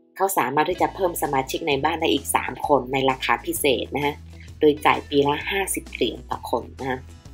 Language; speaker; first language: Thai; native; Thai